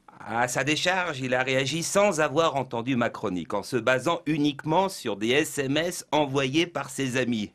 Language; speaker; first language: French; native; French